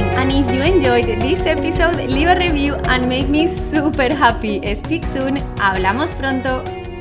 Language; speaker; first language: English; non-native, fluent; Spanish